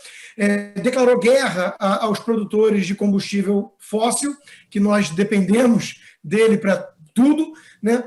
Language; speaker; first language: Portuguese; native; Portuguese